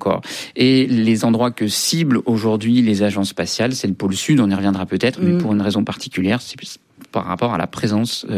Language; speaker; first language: French; native; French